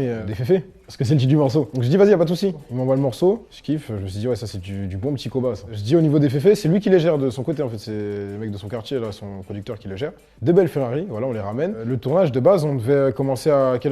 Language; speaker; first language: French; native; French